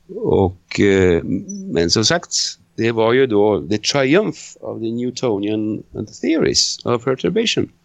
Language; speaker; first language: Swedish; non-native, fluent; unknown